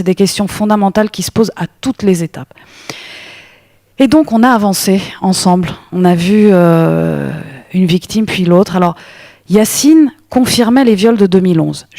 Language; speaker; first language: French; native; French